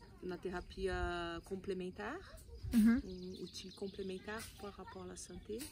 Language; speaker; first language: French; non-native, fluent; Portuguese